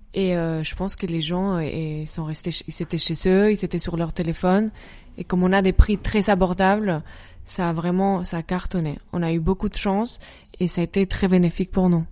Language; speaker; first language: French; non-native, fluent; Spanish